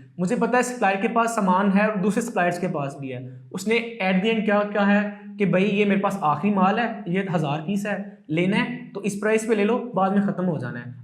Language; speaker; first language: Urdu; non-native, local second language; Punjabi